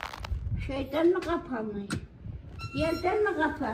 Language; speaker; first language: Turkish; native; Turkish